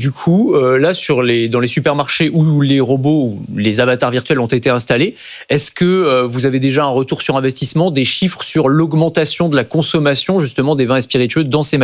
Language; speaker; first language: French; native; French